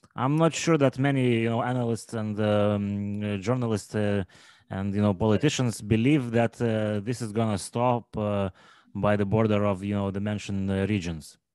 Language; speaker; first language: English; non-native, fluent; Lithuanian